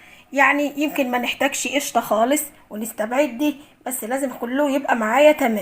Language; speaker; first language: Arabic; native; Arabic